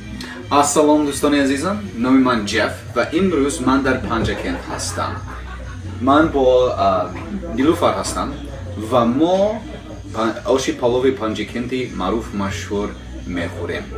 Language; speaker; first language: Persian; non-native, learner; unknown